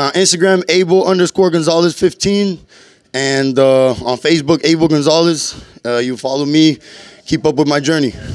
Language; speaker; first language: English; early bilingual, other home language; Spanish